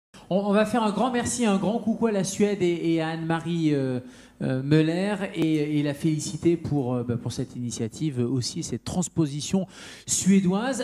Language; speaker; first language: French; native; French